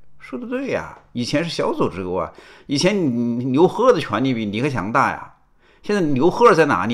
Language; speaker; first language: Chinese; native; Chinese